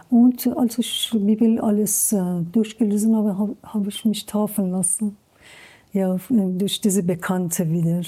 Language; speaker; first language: German; non-native, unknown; Persian